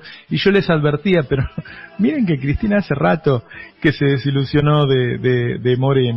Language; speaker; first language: Spanish; native; Spanish